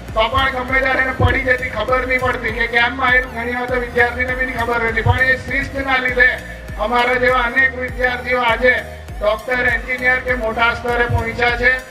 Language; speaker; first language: Gujarati; native; Gujarati